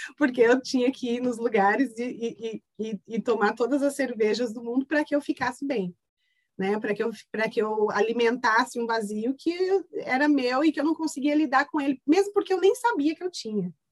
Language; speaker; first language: Portuguese; native; Portuguese